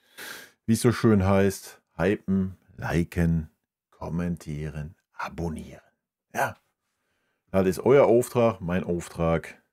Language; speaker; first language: German; native; German